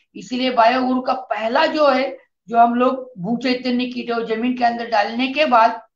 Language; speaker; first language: Hindi; non-native, local second language; Marathi